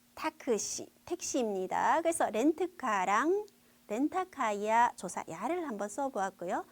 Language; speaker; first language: Korean; native; Korean